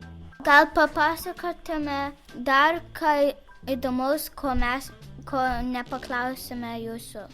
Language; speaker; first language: Lithuanian; early bilingual, heritage; Lithuanian